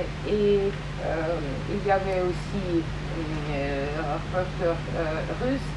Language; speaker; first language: French; non-native, fluent; Russian